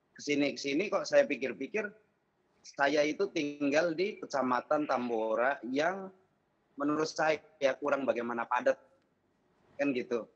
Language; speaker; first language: Indonesian; native; Indonesian